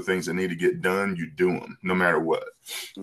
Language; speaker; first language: English; native; English